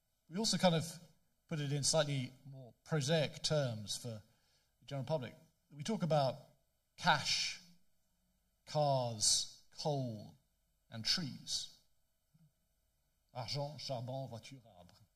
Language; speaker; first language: English; native; English